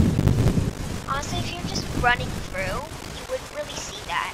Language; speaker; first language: English; native; English